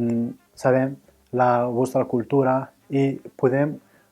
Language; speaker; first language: Catalan; non-native, learner; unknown